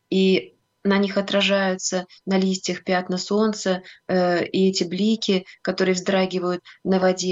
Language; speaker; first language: Russian; native; Russian